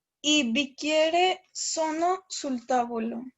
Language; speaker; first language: Italian; non-native, learner; Spanish